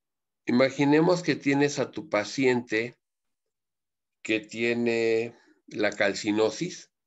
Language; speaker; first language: Spanish; native; Spanish